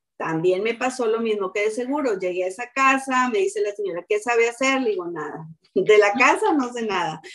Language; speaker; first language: Spanish; native; Spanish